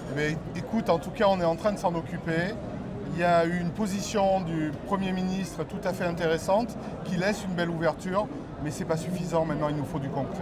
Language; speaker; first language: French; native; French